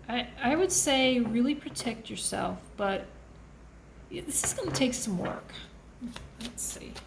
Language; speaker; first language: English; native; English